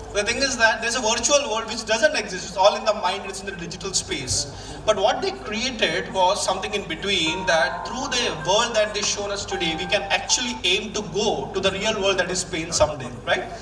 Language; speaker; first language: English; non-native, local second language; Malayalam